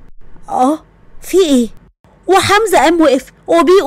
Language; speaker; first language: Arabic; native; Arabic